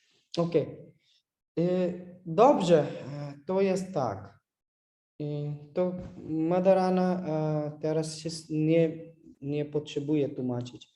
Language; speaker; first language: Polish; non-native, learner; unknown